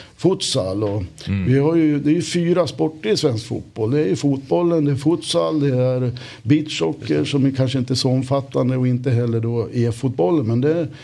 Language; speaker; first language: Swedish; native; Swedish